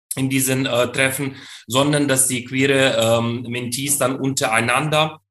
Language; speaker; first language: German; non-native, fluent; Ukrainian